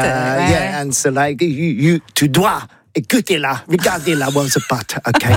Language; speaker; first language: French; non-native, learner; English